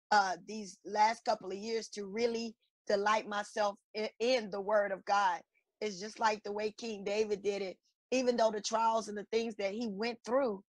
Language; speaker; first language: English; native; English